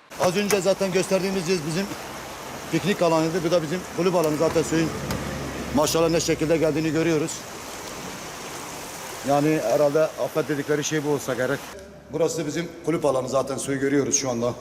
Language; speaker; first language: Turkish; native; Turkish